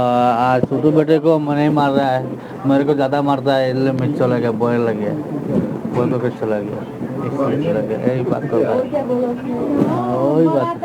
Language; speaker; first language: Hindi; non-native, local second language; Bangla